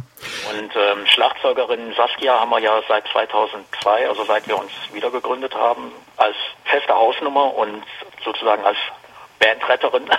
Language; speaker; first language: German; native; German